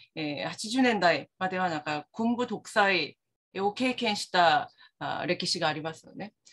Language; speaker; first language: Japanese; non-native, fluent; Korean